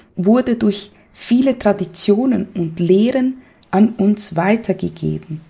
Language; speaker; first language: German; non-native, fluent; Portuguese